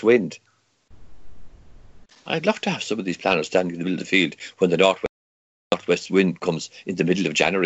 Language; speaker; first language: English; non-native, local second language; Irish